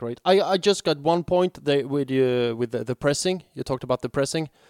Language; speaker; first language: English; non-native, fluent; Swedish